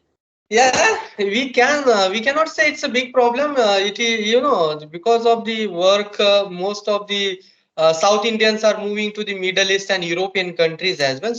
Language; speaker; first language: English; non-native, local second language; Marathi